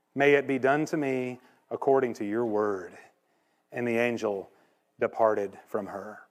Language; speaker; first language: English; native; English